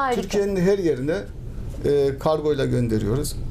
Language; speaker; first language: Turkish; native; Turkish